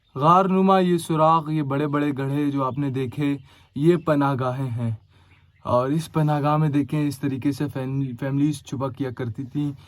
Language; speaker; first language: Urdu; non-native, local second language; Pashto